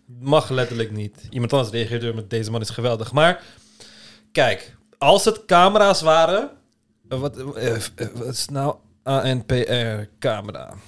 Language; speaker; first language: Dutch; early bilingual, other home language; Turkish